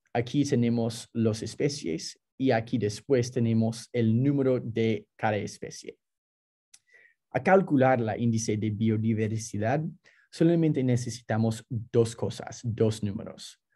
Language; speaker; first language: Spanish; non-native, fluent; English